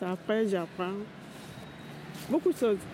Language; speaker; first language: French; non-native, learner; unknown